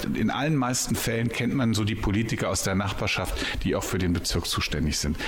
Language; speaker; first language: German; native; German